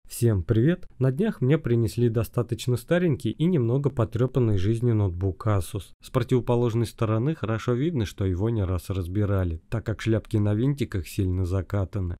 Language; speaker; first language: Russian; native; Russian